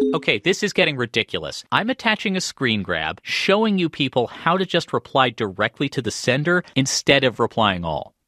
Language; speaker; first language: English; native; English